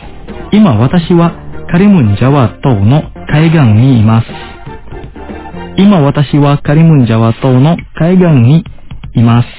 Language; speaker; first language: Japanese; non-native, fluent; Indonesian